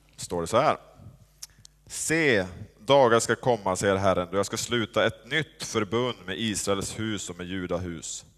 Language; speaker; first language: Swedish; native; Swedish